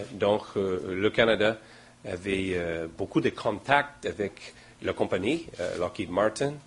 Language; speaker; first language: French; non-native, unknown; English